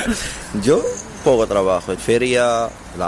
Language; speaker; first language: Spanish; non-native, learner; Arabic